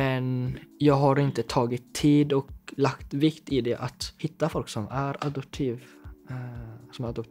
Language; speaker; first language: Swedish; early bilingual, other home language; Chinese